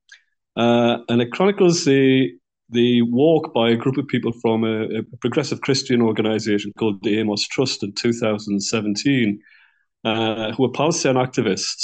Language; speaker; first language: English; native; English